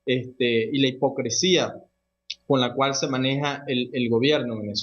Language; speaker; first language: Spanish; native; Spanish